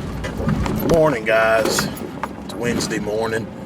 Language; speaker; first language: English; native; English